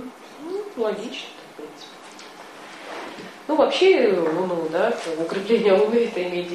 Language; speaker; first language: Russian; native; Russian